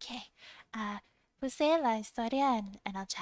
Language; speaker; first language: Spanish; non-native, fluent; English